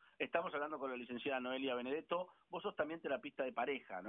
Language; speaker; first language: Spanish; native; Spanish